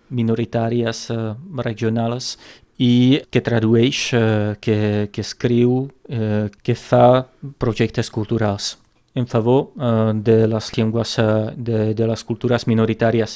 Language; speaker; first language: Catalan; non-native, fluent; Czech